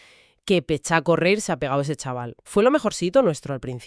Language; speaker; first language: Spanish; native; Spanish